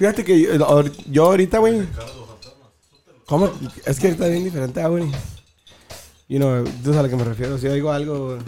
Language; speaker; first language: Spanish; early bilingual, heritage; Spanish